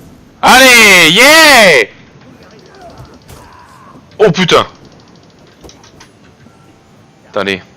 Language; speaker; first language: French; native; French